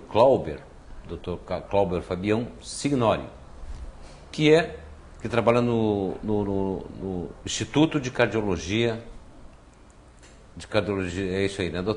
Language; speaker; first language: Portuguese; native; Portuguese